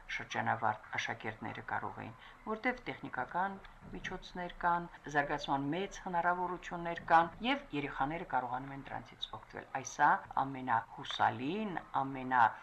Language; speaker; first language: Armenian; native; Armenian